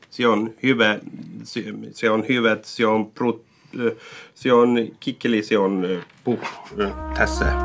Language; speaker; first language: Finnish; non-native, local second language; Swedish